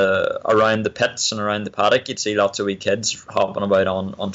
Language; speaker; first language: English; native; English